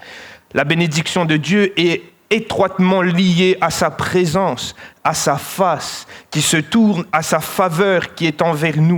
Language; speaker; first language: French; native; French